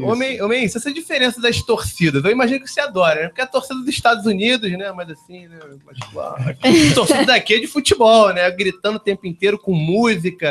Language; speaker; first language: Portuguese; native; Portuguese